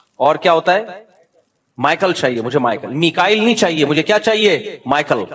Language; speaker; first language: Urdu; native; Urdu